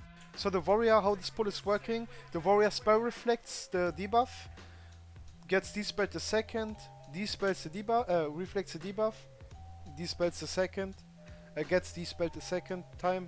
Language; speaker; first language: English; non-native, fluent; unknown